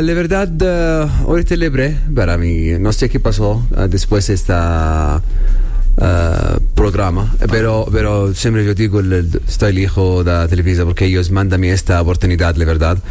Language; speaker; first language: Spanish; non-native, learner; Arabic